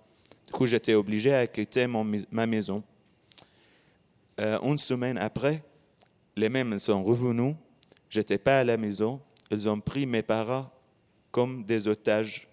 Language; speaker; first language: French; non-native, learner; Arabic